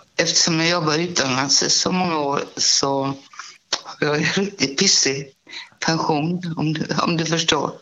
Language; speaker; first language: Swedish; native; Swedish